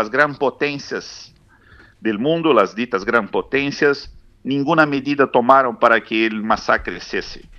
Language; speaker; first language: Spanish; non-native, fluent; Portuguese